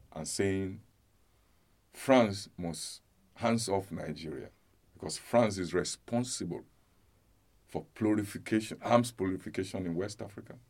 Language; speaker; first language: English; non-native, local second language; Yoruba